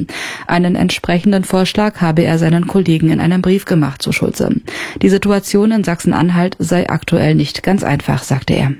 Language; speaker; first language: German; native; German